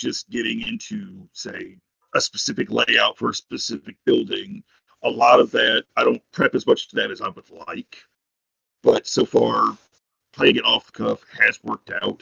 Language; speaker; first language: English; native; English